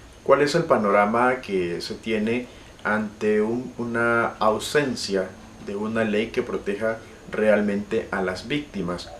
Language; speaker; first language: Spanish; native; Spanish